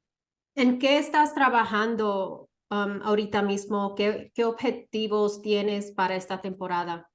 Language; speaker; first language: Spanish; early bilingual, heritage; Spanish